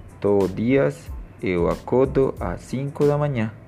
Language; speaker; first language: Portuguese; non-native, learner; Spanish